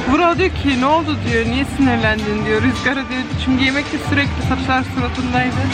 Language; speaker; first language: Turkish; early bilingual, other home language; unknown